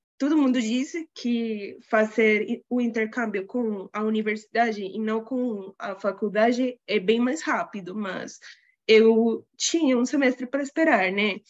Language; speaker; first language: Portuguese; non-native, fluent; Spanish